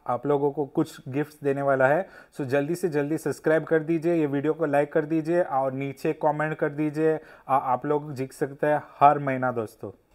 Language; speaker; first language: Hindi; non-native, local second language; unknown